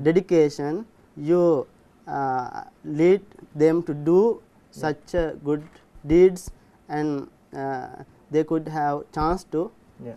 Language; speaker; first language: English; non-native, learner; Sinhala